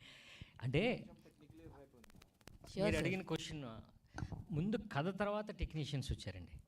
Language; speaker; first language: Telugu; native; Telugu